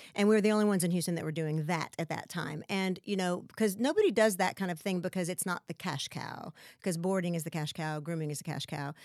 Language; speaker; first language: English; native; English